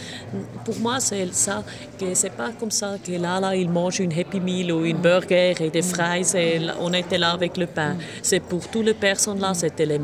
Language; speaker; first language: French; non-native, local second language; German